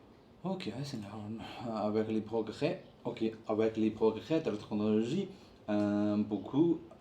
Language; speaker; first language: French; non-native, learner; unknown